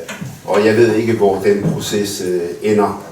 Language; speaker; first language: Danish; early bilingual, other home language; Arabic